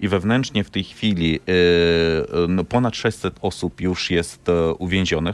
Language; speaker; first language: Polish; non-native, fluent; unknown